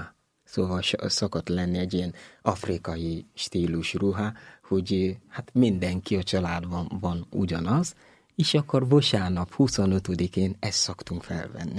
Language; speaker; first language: Hungarian; non-native, learner; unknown